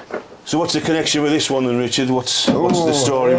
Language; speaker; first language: English; native; English